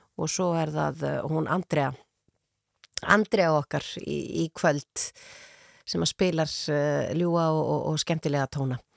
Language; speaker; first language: Icelandic; native; Icelandic